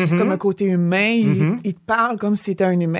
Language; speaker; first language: French; native; French